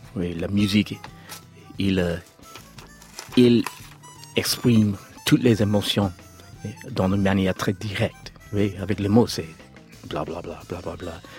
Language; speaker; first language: French; non-native, learner; English